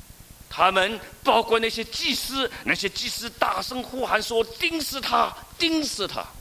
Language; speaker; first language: Chinese; native; Chinese